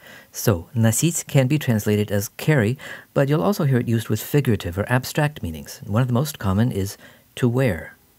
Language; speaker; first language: English; native; English